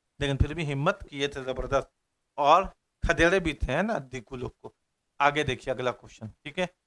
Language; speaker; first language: Hindi; native; Hindi